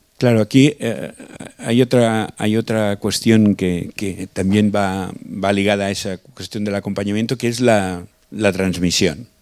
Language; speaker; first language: Spanish; non-native, local second language; Catalan